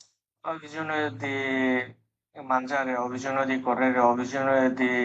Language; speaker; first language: Italian; non-native, learner; Bangla